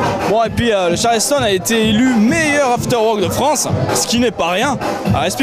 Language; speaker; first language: French; native; French